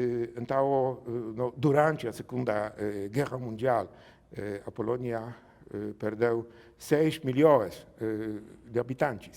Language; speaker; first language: Portuguese; non-native, learner; Polish